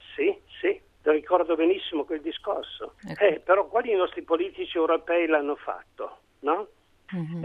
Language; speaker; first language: Italian; native; Italian